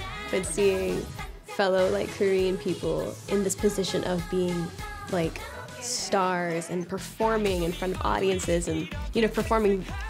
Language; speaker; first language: English; native; English